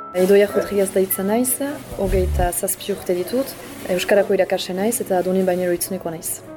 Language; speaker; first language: Basque; non-native, local second language; French